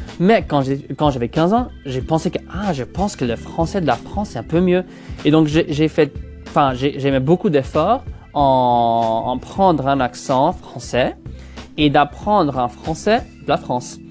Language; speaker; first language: French; non-native, local second language; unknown